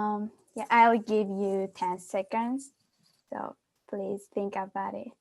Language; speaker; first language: English; non-native, fluent; Japanese